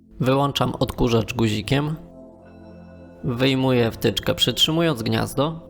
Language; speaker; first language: Polish; native; Polish